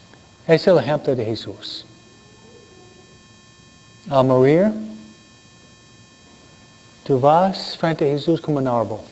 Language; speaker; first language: Spanish; non-native, fluent; English